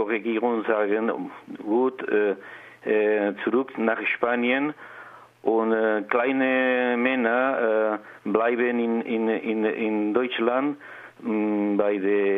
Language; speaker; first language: German; non-native, learner; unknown